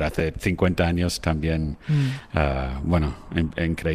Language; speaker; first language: Spanish; non-native, fluent; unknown